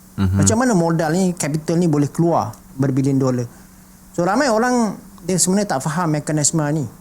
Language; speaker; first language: Malay; native; Malay